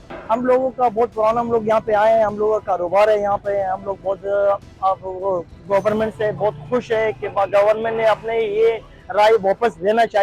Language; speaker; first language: Hindi; non-native, local second language; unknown